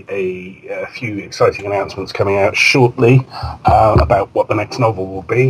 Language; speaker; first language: English; native; English